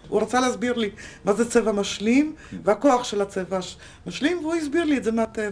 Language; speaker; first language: Hebrew; native; Hebrew